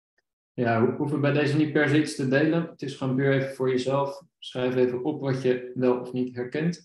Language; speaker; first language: Dutch; native; Dutch